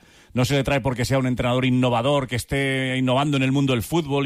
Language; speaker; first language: Spanish; native; Spanish